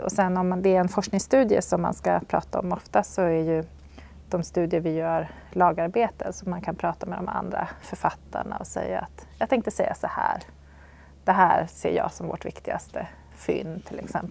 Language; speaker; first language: Swedish; native; Swedish